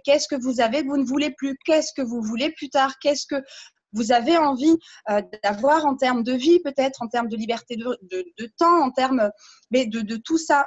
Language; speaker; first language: French; native; French